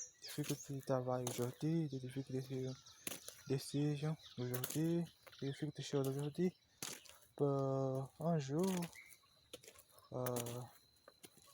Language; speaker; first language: French; non-native, learner; Portuguese